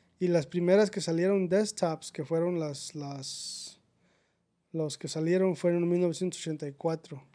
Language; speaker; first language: Spanish; native; Spanish